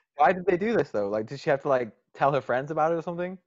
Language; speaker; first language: English; native; English